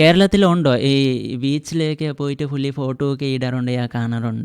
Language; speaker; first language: Malayalam; non-native, fluent; Assamese